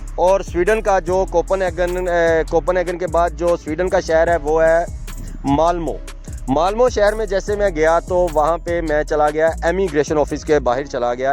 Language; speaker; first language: Urdu; non-native, local second language; Punjabi